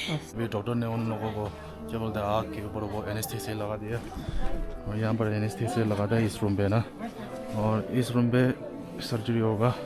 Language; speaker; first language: Hindi; non-native, fluent; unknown